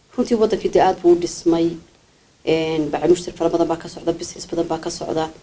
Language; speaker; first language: Somali; native; Somali